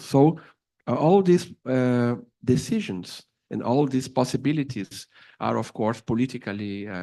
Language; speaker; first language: English; non-native, fluent; Portuguese